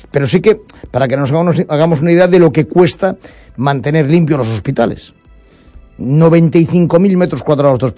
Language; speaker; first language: Spanish; native; Spanish